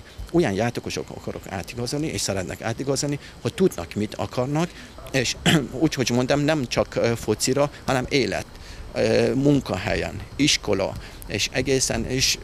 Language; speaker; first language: Hungarian; non-native, learner; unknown